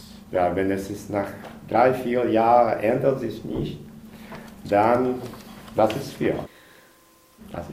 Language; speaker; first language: German; non-native, learner; Russian